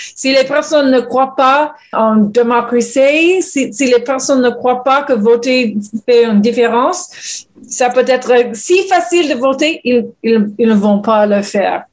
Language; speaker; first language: French; non-native, learner; English